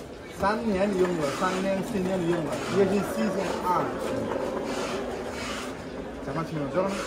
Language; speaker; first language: Chinese; non-native, learner; Bangla